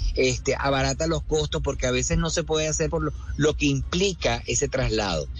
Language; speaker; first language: Spanish; native; Spanish